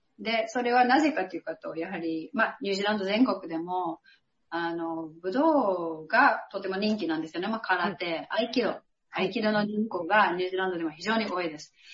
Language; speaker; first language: Japanese; non-native, fluent; English